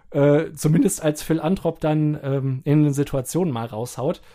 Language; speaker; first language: German; native; German